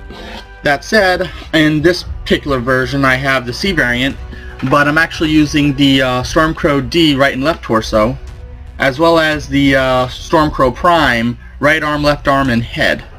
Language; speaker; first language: English; native; English